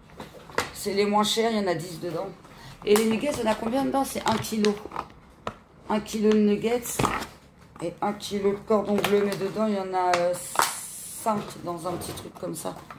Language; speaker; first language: French; native; French